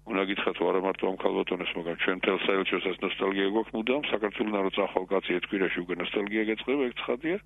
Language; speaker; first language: Georgian; native; Georgian